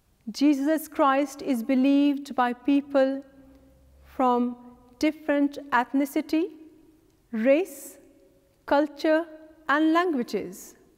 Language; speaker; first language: English; non-native, local second language; Punjabi